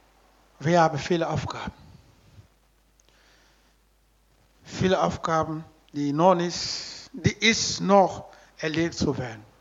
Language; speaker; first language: German; non-native, learner; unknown